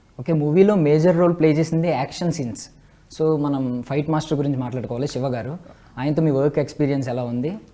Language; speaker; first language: Telugu; native; Telugu